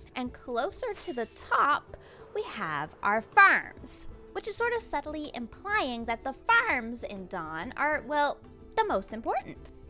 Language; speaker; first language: English; native; English